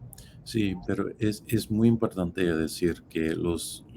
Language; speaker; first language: Spanish; non-native, fluent; English